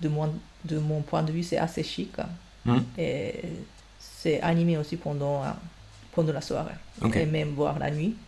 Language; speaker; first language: French; non-native, fluent; Japanese